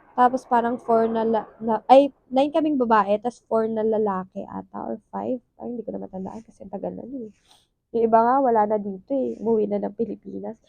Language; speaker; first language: Filipino; native; Filipino